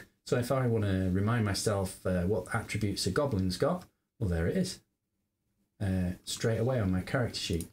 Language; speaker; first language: English; native; English